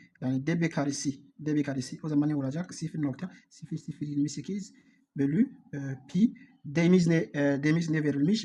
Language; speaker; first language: Turkish; non-native, learner; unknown